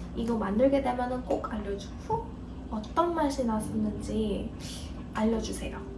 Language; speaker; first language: Korean; early bilingual, heritage; Korean